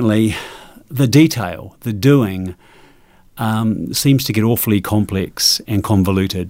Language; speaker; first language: English; native; English